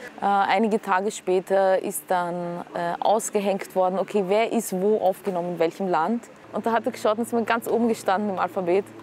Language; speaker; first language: German; early bilingual, other home language; Kurdish